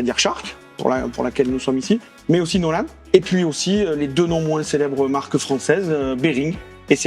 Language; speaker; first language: French; native; French